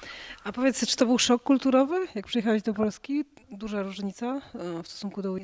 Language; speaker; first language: Polish; native; Polish